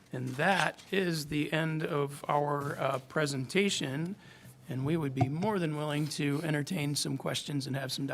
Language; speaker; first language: English; native; English